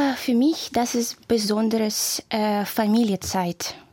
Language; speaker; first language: German; non-native, learner; Russian